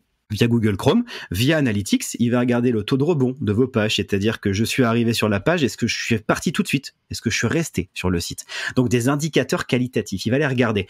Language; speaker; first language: French; native; French